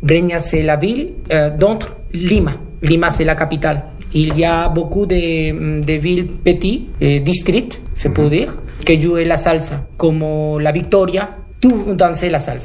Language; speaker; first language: French; non-native, learner; Spanish